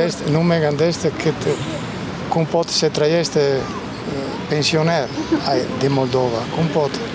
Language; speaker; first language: Romanian; non-native, learner; Italian